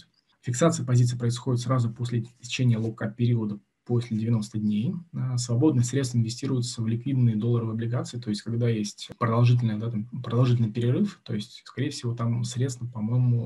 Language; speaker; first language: Russian; native; Russian